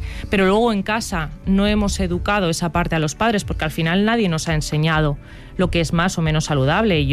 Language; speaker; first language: Spanish; native; Spanish